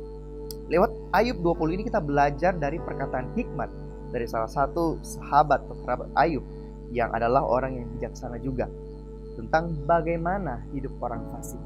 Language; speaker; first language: Indonesian; native; Indonesian